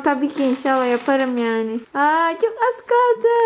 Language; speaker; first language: Turkish; non-native, learner; Indonesian